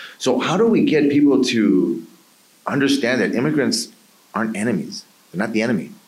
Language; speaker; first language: English; native; English